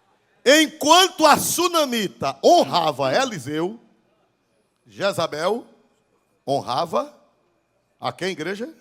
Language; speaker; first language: Portuguese; native; Portuguese